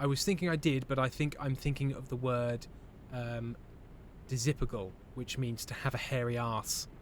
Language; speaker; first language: English; native; English